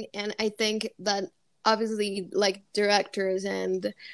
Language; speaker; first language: English; non-native, fluent; Spanish